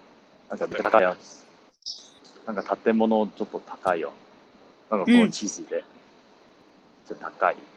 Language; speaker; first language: Japanese; non-native, learner; English